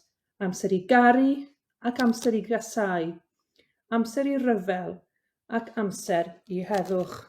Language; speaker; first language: Welsh; native; Welsh